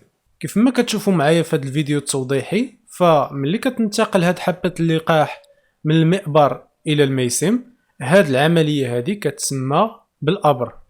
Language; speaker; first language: Arabic; native; Arabic